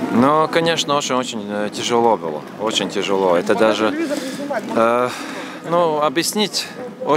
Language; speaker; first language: Russian; non-native, fluent; Latvian